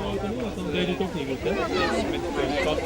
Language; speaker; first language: Dutch; native; Dutch